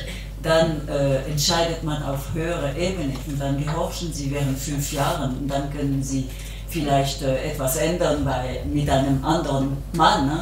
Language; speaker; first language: German; non-native, local second language; French